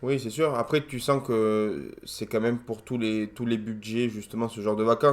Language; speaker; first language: French; native; French